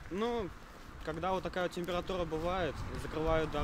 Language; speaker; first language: Russian; native; Russian